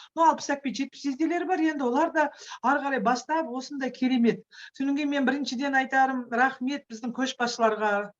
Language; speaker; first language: Kazakh; non-native, local second language; Russian